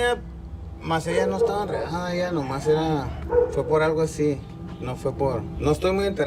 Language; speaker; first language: Spanish; native; Spanish